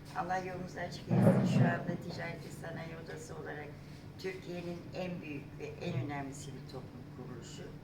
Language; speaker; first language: Turkish; native; Turkish